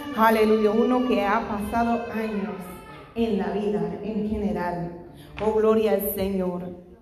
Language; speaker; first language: Spanish; non-native, fluent; English